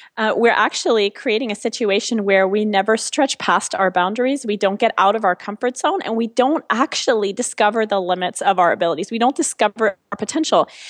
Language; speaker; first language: English; non-native, fluent; French